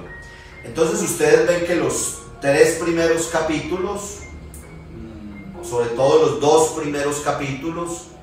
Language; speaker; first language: Spanish; native; Spanish